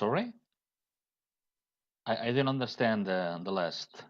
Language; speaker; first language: English; non-native, learner; Catalan